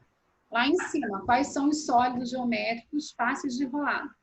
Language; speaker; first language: Portuguese; native; Portuguese